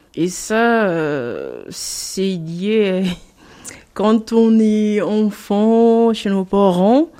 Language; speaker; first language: French; non-native, local second language; Comorian